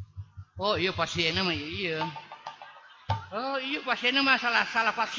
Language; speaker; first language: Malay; non-native, local second language; Sundanese